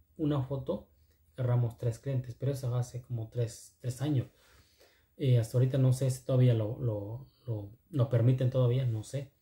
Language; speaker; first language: Spanish; non-native, local second language; Zapotec